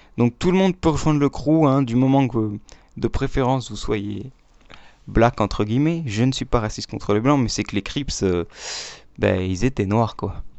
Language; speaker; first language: French; native; French